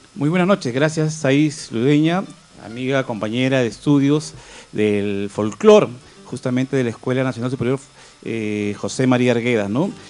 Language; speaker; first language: Spanish; native; Spanish